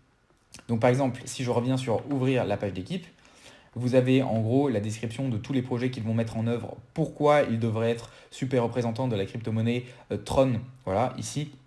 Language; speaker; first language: French; native; French